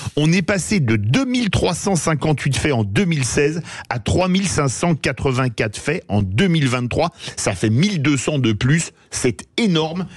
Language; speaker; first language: French; native; French